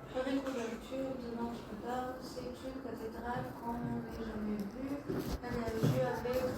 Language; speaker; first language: French; non-native, learner; Bulgarian